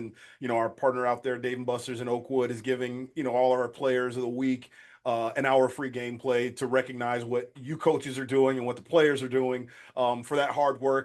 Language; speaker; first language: English; native; English